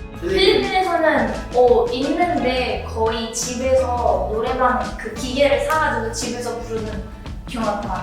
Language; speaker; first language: Korean; non-native, fluent; Filipino